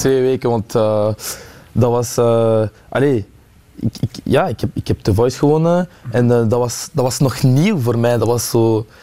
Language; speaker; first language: Dutch; non-native, local second language; French